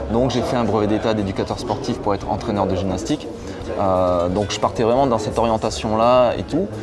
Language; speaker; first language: French; native; French